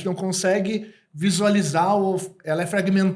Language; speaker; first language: Portuguese; native; Portuguese